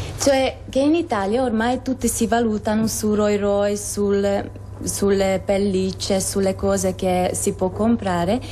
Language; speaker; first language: Italian; non-native, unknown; Hungarian